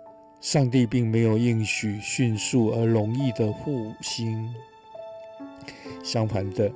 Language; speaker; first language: Chinese; native; Chinese